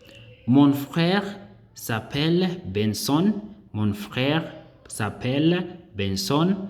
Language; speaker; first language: French; non-native, learner; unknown